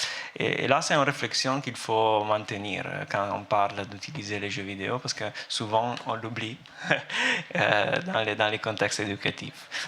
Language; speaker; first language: French; non-native, fluent; Italian